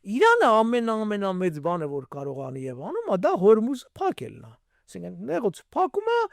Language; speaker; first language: Armenian; native; Armenian